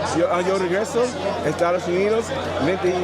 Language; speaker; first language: Spanish; non-native, learner; English